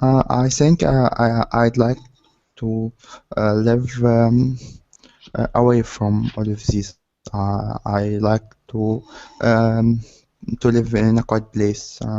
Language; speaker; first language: English; non-native, learner; Arabic